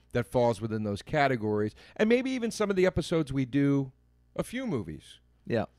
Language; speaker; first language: English; native; English